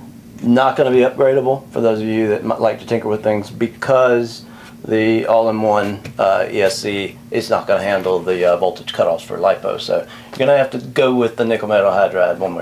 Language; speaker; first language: English; native; English